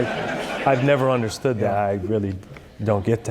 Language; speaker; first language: English; native; English